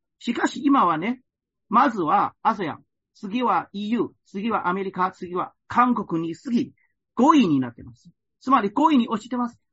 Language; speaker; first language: Japanese; non-native, fluent; Chinese